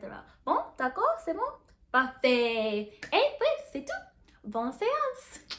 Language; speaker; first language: French; non-native, learner; English